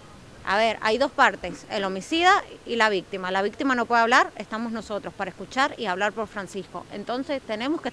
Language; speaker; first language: Spanish; native; Spanish